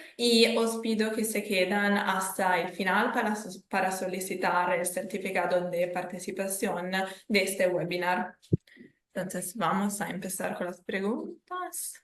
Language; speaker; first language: Spanish; non-native, fluent; Italian